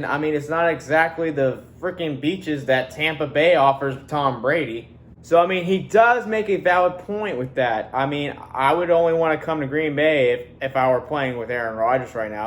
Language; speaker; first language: English; native; English